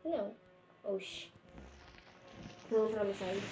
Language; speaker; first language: Portuguese; native; Portuguese